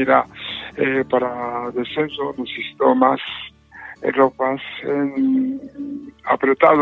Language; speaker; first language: Spanish; non-native, fluent; Japanese